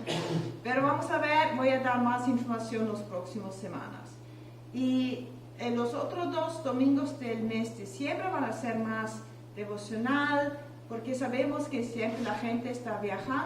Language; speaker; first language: Spanish; non-native, learner; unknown